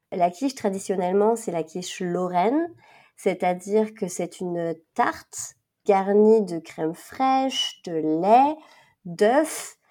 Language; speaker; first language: French; native; French